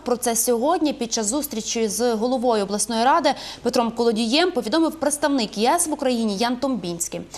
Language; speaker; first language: Ukrainian; native; Ukrainian